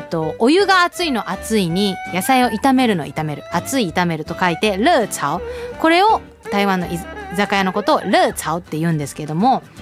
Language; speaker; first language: Japanese; early bilingual, heritage; Japanese